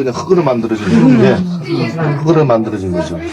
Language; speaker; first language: Korean; native; Korean